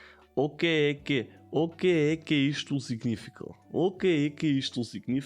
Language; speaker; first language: Portuguese; non-native, learner; German